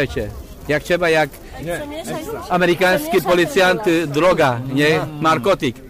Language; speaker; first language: Polish; non-native, learner; Hungarian